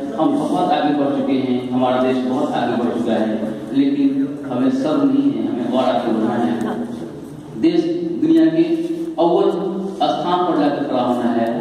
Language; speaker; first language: Hindi; native; Hindi